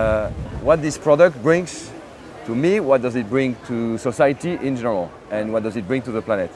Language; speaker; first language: English; non-native, fluent; French